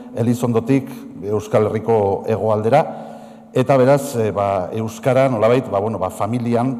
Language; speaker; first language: Basque; non-native, local second language; Spanish